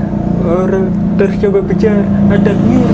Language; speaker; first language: Indonesian; non-native, local second language; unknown